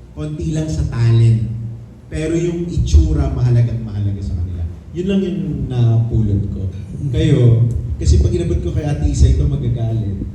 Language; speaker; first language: Filipino; native; Filipino